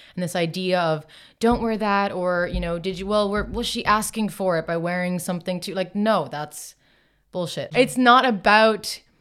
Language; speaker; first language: English; native; English